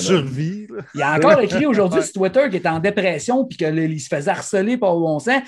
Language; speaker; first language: French; native; French